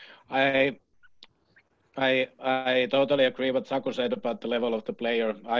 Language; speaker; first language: English; non-native, fluent; Finnish